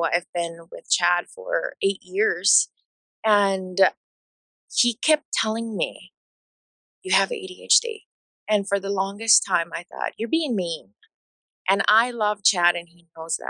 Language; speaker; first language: English; non-native, fluent; Spanish